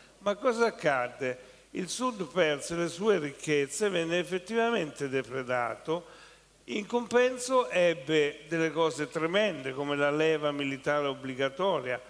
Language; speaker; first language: Italian; native; Italian